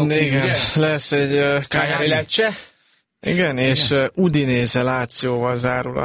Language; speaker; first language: Hungarian; native; Hungarian